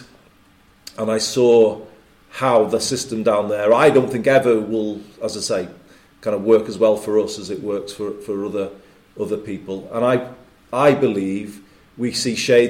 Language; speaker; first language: English; native; English